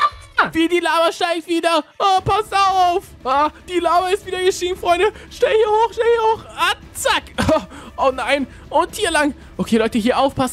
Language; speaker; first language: German; native; German